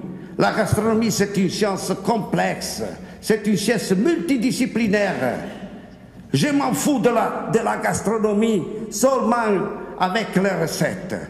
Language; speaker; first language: French; non-native, fluent; Italian